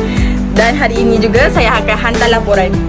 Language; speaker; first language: Malay; native; Malay